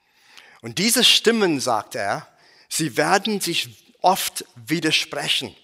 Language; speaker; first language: German; non-native, fluent; English